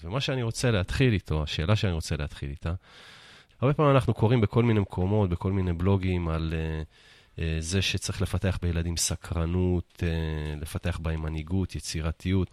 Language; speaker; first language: Hebrew; native; Hebrew